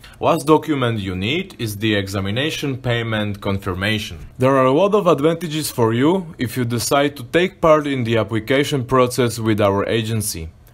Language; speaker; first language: English; non-native, fluent; Slovak